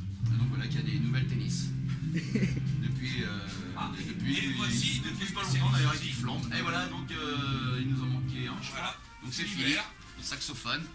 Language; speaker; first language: French; native; French